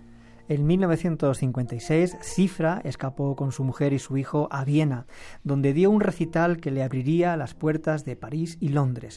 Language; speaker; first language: Spanish; native; Spanish